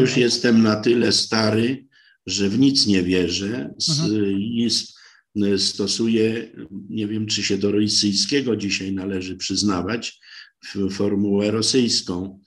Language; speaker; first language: Polish; native; Polish